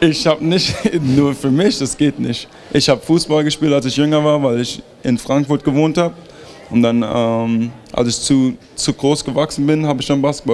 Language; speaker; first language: German; early bilingual, heritage; German